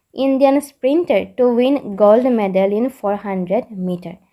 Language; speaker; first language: English; non-native, local second language; Assamese